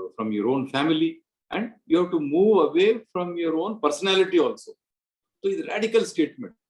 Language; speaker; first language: English; non-native, local second language; Telugu